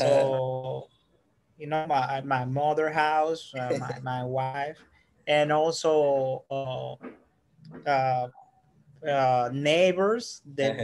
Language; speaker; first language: English; non-native, learner; Spanish